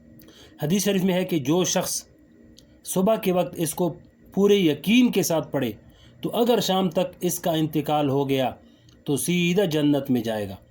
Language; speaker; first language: Urdu; native; Urdu